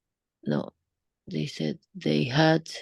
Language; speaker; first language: English; non-native, learner; Spanish